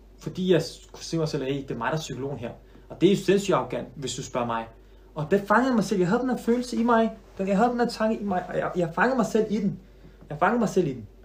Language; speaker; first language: Danish; early bilingual, other home language; Arabic